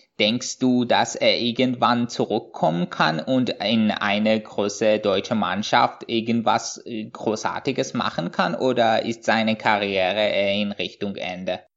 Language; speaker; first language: German; non-native, fluent; Persian